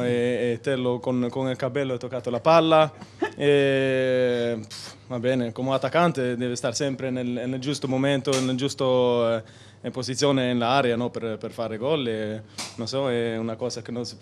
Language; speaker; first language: Italian; non-native, learner; Spanish